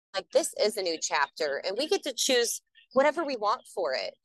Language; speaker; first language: English; native; English